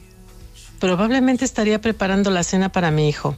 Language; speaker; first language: Spanish; native; Spanish